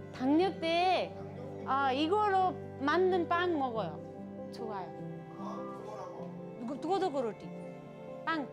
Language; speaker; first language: Korean; non-native, learner; Nepali